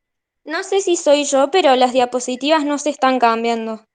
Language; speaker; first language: Spanish; native; Spanish